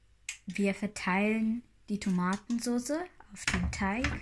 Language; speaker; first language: German; non-native, learner; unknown